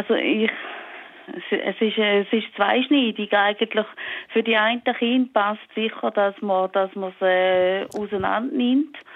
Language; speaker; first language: German; native; German